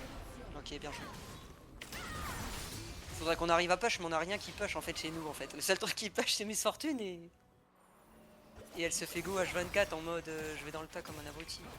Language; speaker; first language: French; native; French